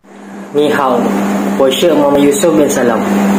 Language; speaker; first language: Chinese; non-native, learner; Malay